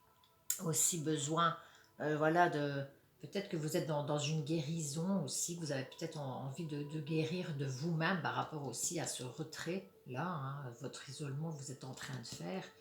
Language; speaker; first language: French; native; French